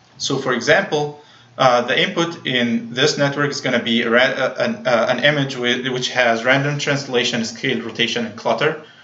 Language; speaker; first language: English; non-native, fluent; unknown